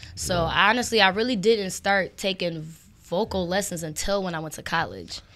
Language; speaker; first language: English; native; English